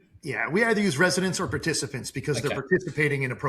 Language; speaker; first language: English; native; English